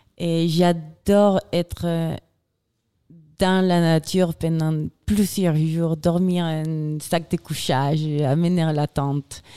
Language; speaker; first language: French; non-native, fluent; Spanish